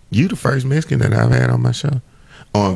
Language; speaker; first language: English; native; English